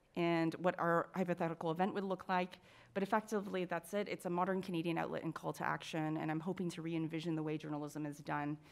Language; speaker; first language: English; native; English